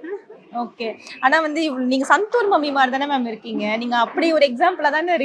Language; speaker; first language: Tamil; native; Tamil